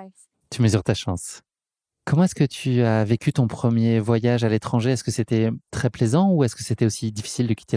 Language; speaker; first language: French; native; French